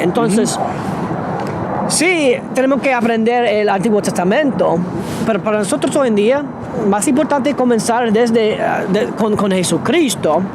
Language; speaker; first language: Spanish; non-native, fluent; English